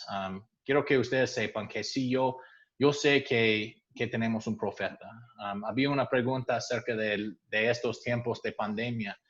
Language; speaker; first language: Spanish; non-native, fluent; English